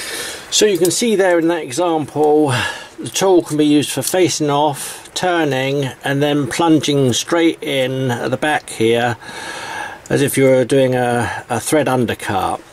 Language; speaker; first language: English; native; English